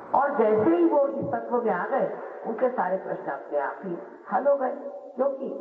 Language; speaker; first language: Hindi; non-native, local second language; Marathi